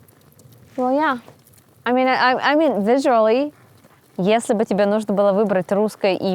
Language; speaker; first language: Russian; native; Russian